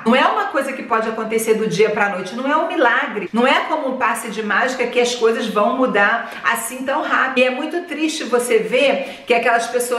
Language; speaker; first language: Portuguese; native; Portuguese